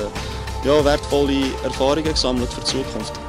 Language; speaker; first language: German; native; German